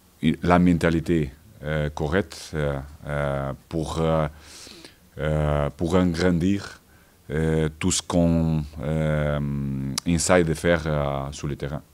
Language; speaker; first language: French; non-native, fluent; Portuguese